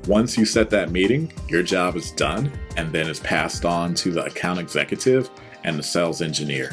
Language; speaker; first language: English; native; English